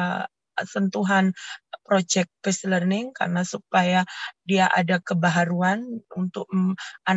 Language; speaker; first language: Indonesian; native; Indonesian